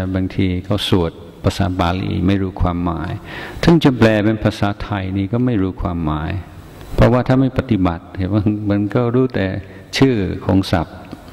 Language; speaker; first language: Thai; non-native, fluent; English